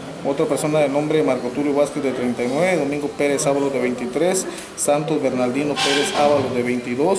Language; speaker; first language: Spanish; native; Spanish